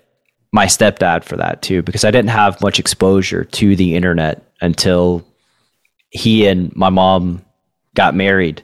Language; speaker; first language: English; native; English